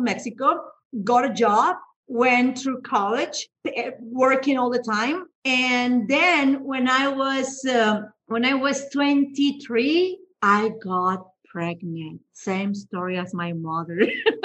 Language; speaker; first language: English; non-native, fluent; Spanish